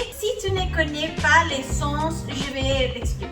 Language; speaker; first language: French; non-native, learner; English